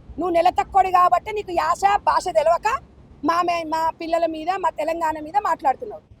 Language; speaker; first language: Telugu; native; Telugu